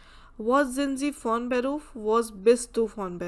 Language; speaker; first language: German; non-native, fluent; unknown